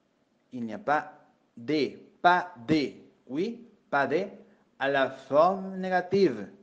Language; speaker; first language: French; non-native, fluent; Spanish